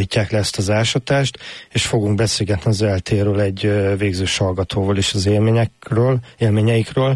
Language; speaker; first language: Hungarian; native; Hungarian